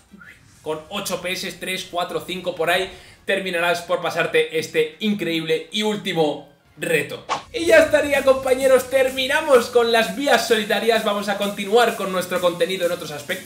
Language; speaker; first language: Spanish; native; Spanish